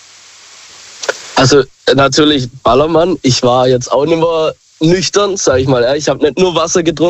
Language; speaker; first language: German; native; German